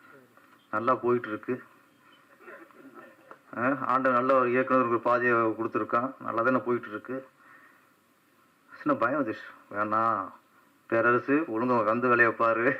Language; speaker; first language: Tamil; native; Tamil